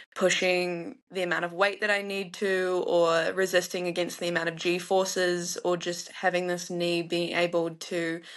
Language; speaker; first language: English; native; English